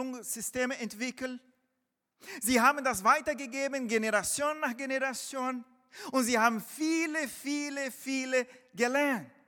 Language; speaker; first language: German; non-native, fluent; Portuguese